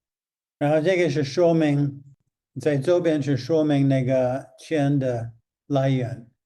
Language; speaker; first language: Chinese; non-native, fluent; English